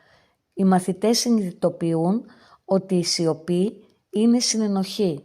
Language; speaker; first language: Greek; native; Greek